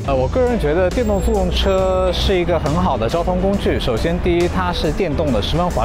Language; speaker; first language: Chinese; native; Chinese